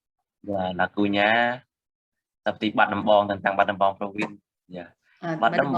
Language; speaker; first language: Indonesian; non-native, learner; Khmer